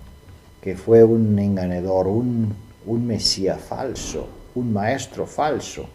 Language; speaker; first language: Spanish; non-native, fluent; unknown